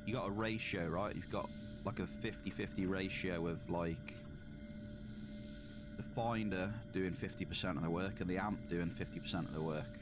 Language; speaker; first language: English; native; English